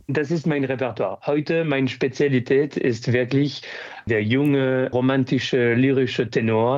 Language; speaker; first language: German; non-native, fluent; French